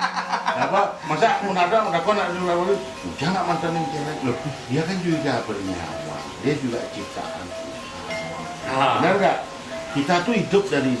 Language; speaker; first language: Indonesian; non-native, local second language; Balinese